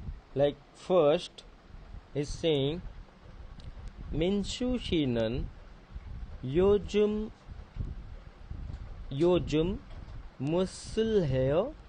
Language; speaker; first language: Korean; non-native, fluent; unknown